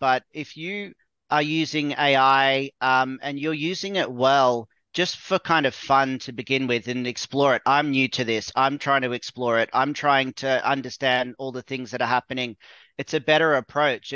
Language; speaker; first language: English; native; English